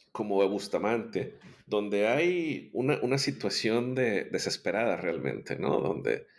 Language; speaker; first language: Spanish; native; Spanish